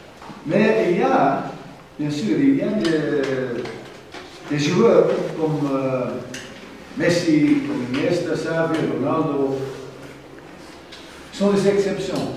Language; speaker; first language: French; non-native, fluent; German